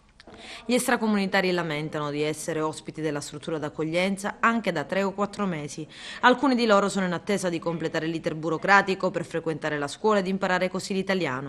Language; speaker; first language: Italian; native; Italian